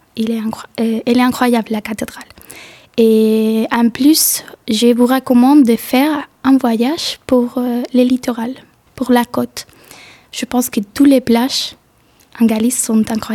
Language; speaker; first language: French; non-native, fluent; Galician